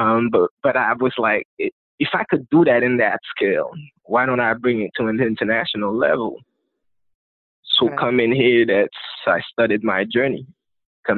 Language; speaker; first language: English; non-native, fluent; Haitian Creole